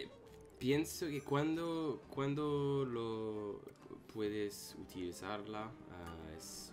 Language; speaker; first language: Spanish; non-native, learner; English